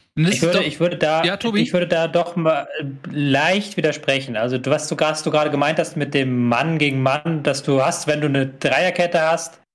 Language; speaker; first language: German; non-native, fluent; English